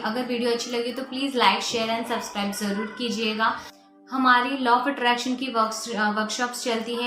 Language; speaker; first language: Hindi; native; Hindi